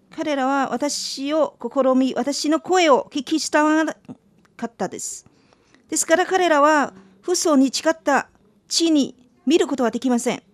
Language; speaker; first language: Japanese; non-native, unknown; Chinese